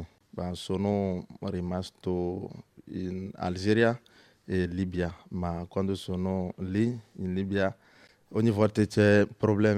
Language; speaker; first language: Italian; non-native, learner; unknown